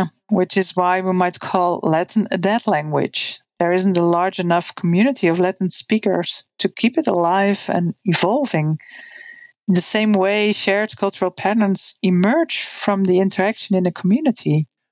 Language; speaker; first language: English; non-native, fluent; Dutch